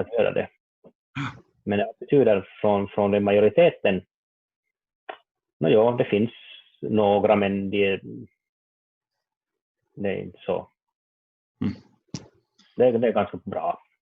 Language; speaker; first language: Swedish; non-native, learner; Finnish